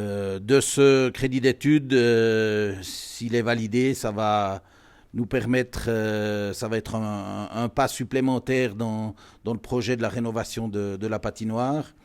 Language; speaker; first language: French; native; French